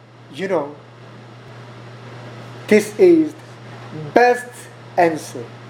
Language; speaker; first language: English; non-native, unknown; Korean